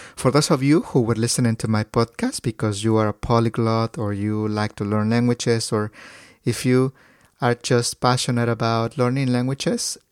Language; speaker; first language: English; non-native, fluent; Spanish